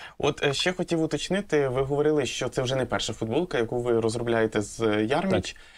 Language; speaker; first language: Ukrainian; native; Ukrainian